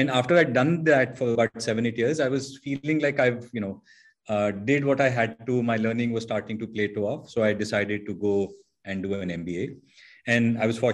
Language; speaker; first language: English; non-native, local second language; Hindi